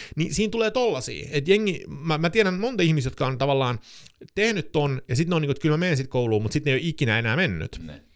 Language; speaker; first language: Finnish; early bilingual, heritage; Finnish